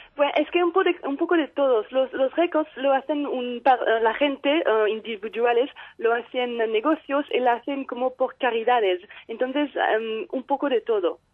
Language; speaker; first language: Spanish; non-native, fluent; French